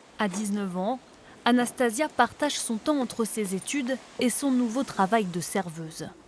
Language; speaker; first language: French; native; French